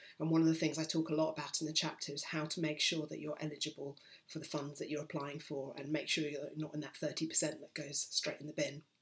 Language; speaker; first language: English; native; English